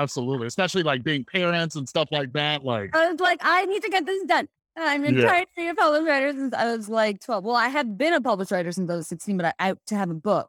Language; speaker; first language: English; non-native, local second language; Bangla